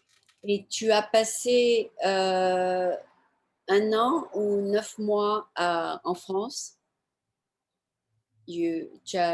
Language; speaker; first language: French; non-native, fluent; English